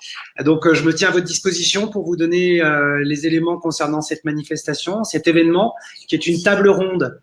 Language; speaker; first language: French; native; French